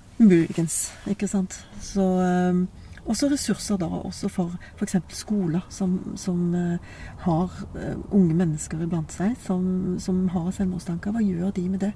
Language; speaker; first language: Norwegian; native; Norwegian